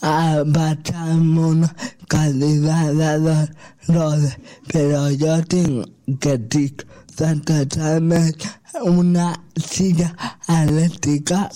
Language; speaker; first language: Catalan; non-native, local second language; Spanish